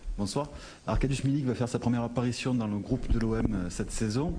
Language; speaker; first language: French; native; French